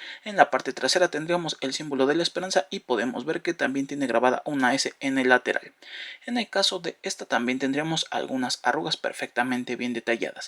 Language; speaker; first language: Spanish; native; Spanish